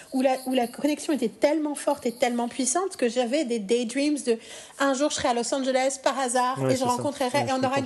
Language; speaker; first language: French; native; French